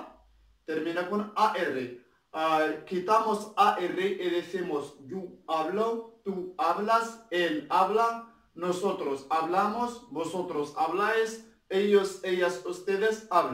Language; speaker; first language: Spanish; non-native, fluent; Arabic